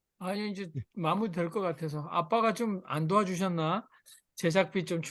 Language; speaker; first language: Korean; native; Korean